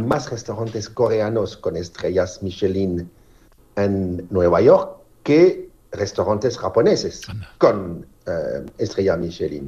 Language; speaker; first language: Spanish; non-native, fluent; French